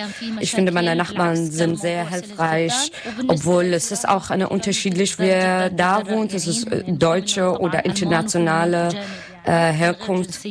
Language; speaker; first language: German; non-native, learner; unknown